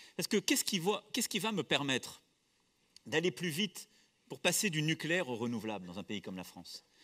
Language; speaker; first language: French; native; French